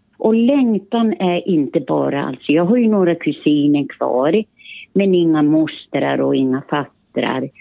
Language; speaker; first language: Swedish; early bilingual, other home language; Finnish